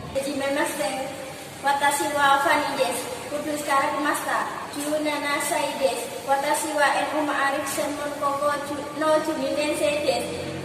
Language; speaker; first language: Japanese; non-native, learner; Indonesian